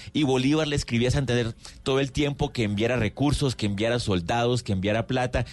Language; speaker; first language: Spanish; native; Spanish